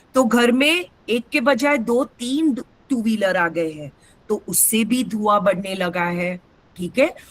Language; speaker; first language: Hindi; non-native, local second language; Marathi